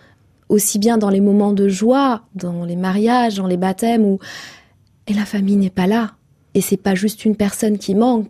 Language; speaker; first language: French; non-native, local second language; Kinyarwanda